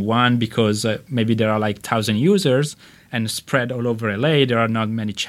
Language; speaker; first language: English; non-native, fluent; Italian